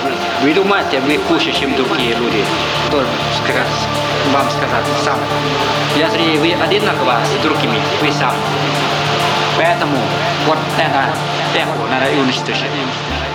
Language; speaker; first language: Russian; non-native, learner; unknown